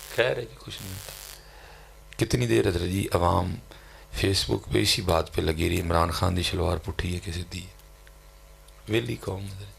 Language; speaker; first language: Urdu; non-native, local second language; Punjabi